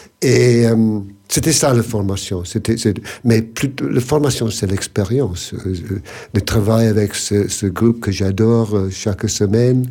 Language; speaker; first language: French; non-native, fluent; English